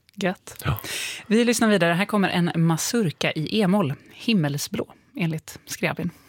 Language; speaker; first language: Swedish; native; Swedish